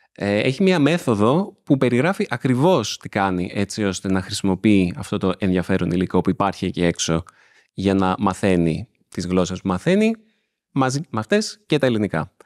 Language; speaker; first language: Greek; native; Greek